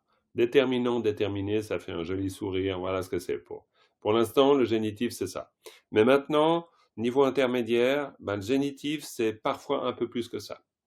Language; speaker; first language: French; native; French